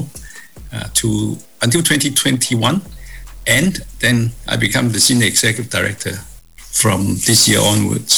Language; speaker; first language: English; non-native, local second language; Cantonese